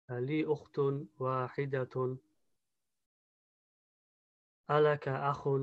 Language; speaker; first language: Arabic; non-native, learner; English